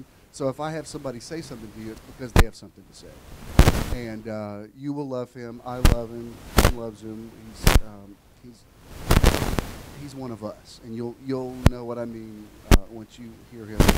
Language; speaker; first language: English; native; English